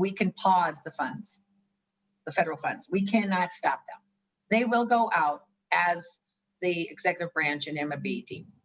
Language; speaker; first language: English; native; English